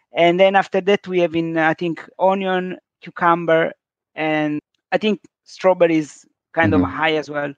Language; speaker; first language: English; non-native, fluent; Italian